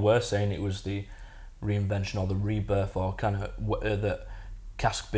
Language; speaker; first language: English; native; English